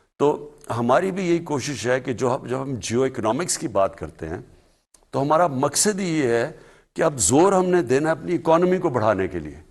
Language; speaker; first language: Urdu; native; Urdu